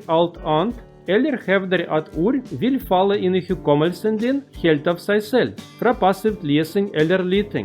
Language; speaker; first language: Norwegian; non-native, learner; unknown